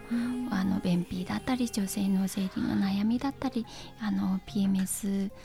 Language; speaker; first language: Japanese; non-native, fluent; Chinese